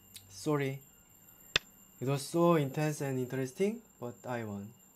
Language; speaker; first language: English; non-native, learner; Korean